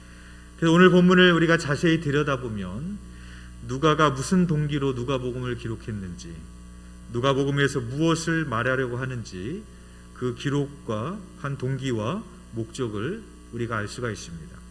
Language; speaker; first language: Korean; native; Korean